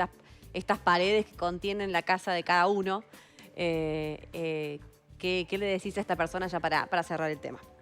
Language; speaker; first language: Spanish; native; Spanish